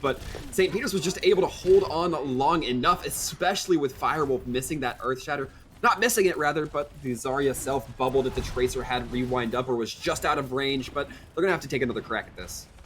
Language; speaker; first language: English; native; English